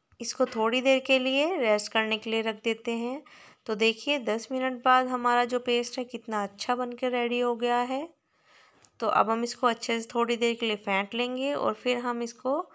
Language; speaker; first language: Hindi; native; Hindi